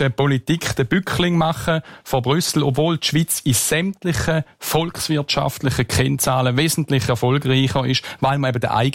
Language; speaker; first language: German; native; German